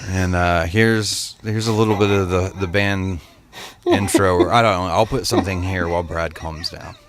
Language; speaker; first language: English; native; English